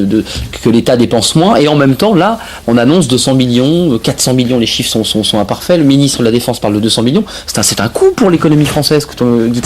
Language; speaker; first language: French; native; French